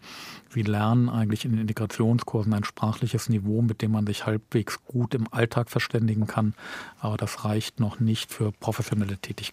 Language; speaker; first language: German; native; German